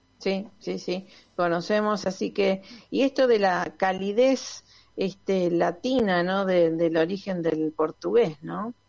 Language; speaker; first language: Spanish; native; Spanish